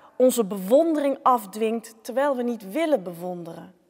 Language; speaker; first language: Dutch; native; Dutch